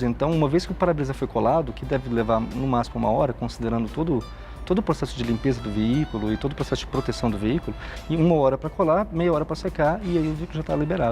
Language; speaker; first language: Portuguese; native; Portuguese